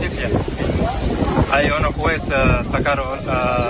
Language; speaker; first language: Spanish; non-native, learner; Arabic